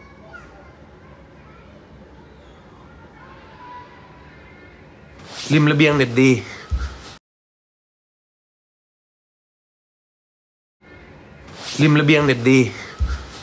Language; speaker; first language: Thai; native; Thai